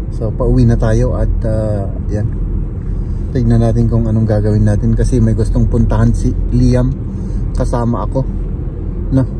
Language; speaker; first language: Filipino; native; Filipino